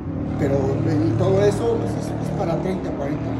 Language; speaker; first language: Spanish; native; Spanish